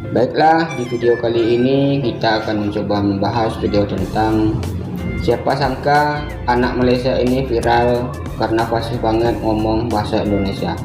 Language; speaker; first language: Indonesian; native; Indonesian